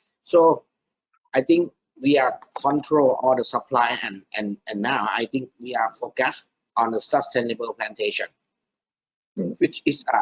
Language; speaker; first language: English; non-native, learner; Thai